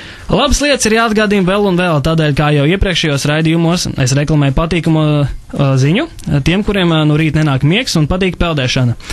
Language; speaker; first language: Latvian; native; Latvian